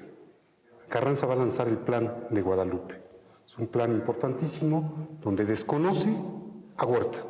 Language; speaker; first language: Spanish; native; Spanish